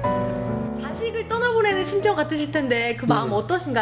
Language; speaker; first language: Korean; native; Korean